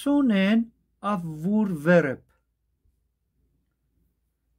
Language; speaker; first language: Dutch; non-native, fluent; Persian